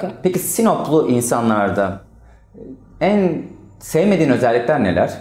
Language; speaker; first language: Turkish; native; Turkish